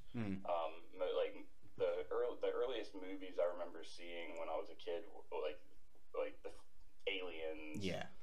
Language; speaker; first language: English; native; English